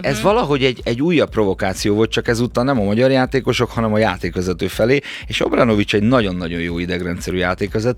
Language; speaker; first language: Hungarian; native; Hungarian